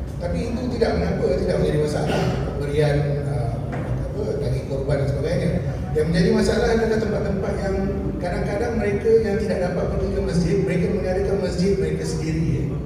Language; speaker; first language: Malay; native; Malay